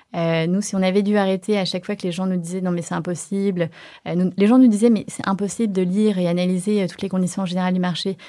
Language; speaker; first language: French; early bilingual, other home language; Chinese